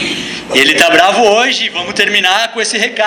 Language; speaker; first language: Portuguese; native; Portuguese